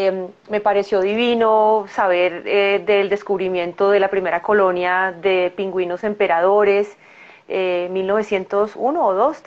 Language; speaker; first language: Spanish; native; Spanish